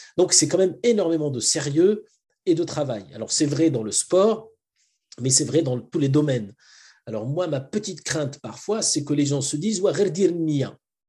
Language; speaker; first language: French; non-native, local second language; Arabic